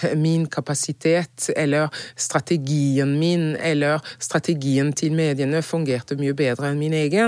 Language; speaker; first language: Norwegian; non-native, fluent; French